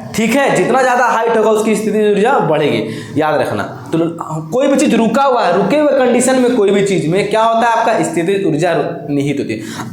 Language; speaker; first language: Hindi; native; Hindi